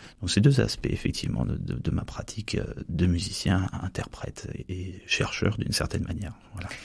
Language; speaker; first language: French; native; French